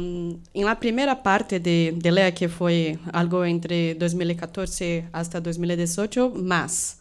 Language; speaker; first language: Spanish; non-native, fluent; Portuguese